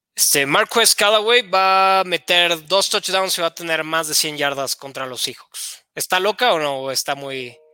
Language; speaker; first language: Spanish; native; Spanish